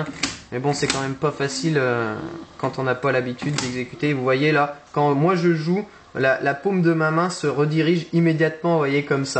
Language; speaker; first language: French; native; French